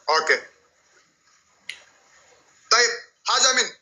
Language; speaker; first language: Arabic; non-native, learner; Oromo